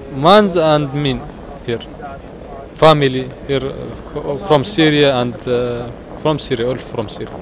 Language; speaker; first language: English; non-native, learner; Arabic